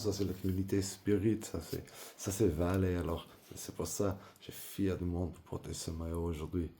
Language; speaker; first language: French; non-native, learner; English